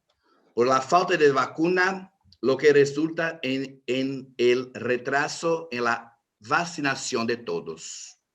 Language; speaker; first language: Spanish; non-native, fluent; Portuguese